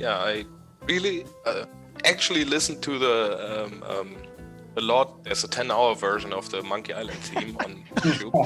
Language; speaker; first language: English; non-native, fluent; German